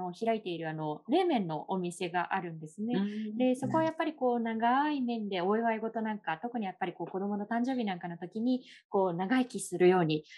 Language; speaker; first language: Japanese; native; Japanese